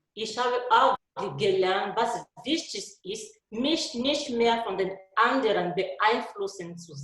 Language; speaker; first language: German; non-native, learner; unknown